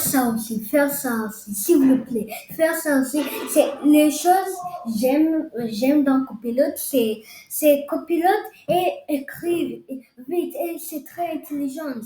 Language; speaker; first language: French; non-native, local second language; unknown